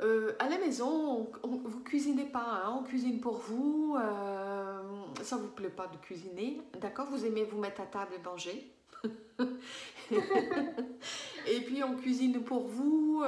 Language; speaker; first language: French; native; French